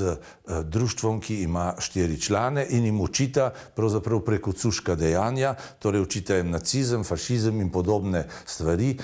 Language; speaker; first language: Slovenian; native; Slovenian